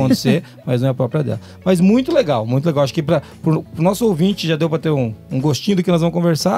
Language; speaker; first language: Portuguese; native; Portuguese